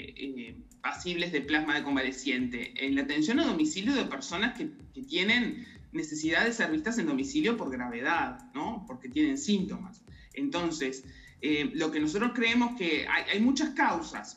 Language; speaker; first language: Spanish; native; Spanish